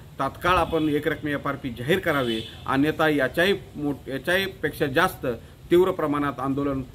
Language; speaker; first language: Marathi; native; Marathi